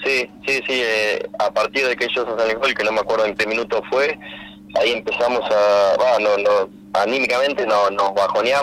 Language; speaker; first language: Spanish; native; Spanish